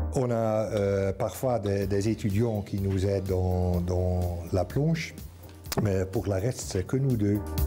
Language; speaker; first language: French; non-native, fluent; Dutch